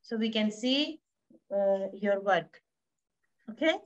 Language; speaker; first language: English; non-native, fluent; Hindi